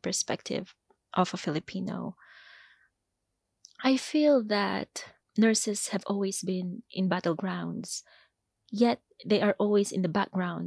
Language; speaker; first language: English; non-native, local second language; Filipino